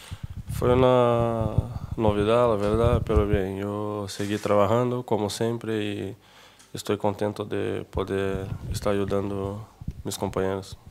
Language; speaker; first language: Spanish; non-native, fluent; Portuguese